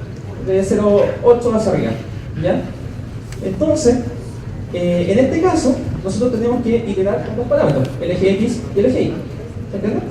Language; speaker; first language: Spanish; native; Spanish